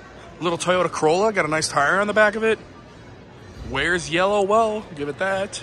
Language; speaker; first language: English; native; English